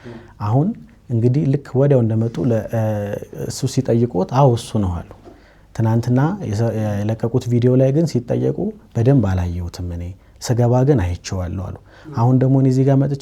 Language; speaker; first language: Amharic; native; Amharic